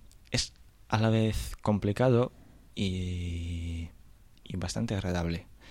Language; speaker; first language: Spanish; non-native, fluent; Russian